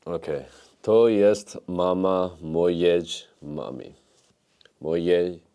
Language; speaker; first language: Polish; non-native, learner; English